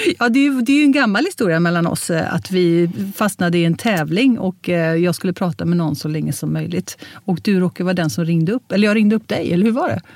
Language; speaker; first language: Swedish; early bilingual, heritage; Swedish